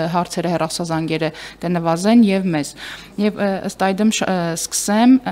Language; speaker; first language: Armenian; native; Armenian